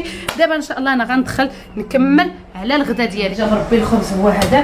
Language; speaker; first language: Arabic; native; Arabic